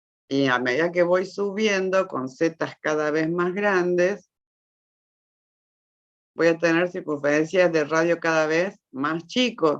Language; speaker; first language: Spanish; native; Spanish